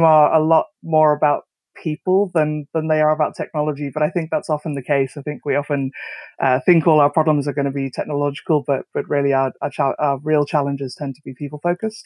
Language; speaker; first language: English; native; English